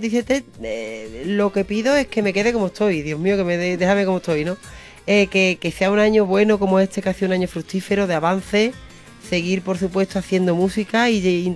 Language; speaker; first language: Spanish; native; Spanish